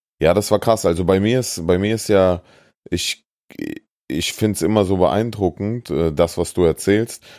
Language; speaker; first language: German; early bilingual, other home language; Russian